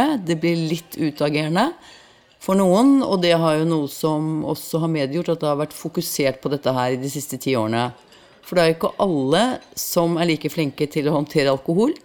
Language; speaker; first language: Norwegian; native; Norwegian